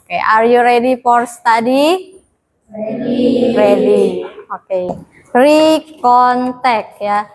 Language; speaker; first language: English; non-native, learner; Indonesian